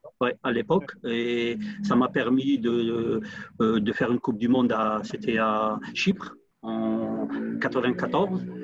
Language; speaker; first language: French; non-native, local second language; Arabic